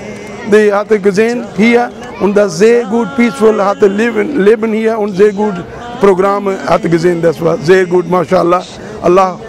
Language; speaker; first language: German; non-native, learner; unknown